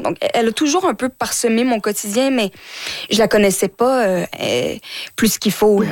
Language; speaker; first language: French; native; French